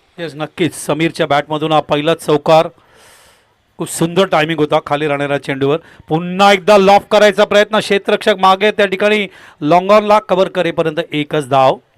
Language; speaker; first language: Marathi; non-native, local second language; Tamil